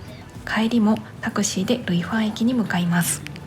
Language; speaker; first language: Japanese; native; Japanese